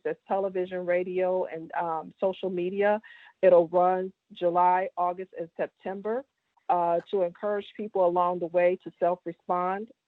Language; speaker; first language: English; native; English